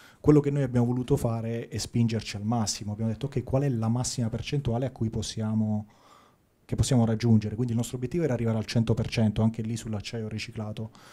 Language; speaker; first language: Italian; native; Italian